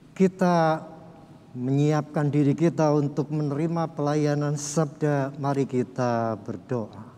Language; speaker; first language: Indonesian; native; Indonesian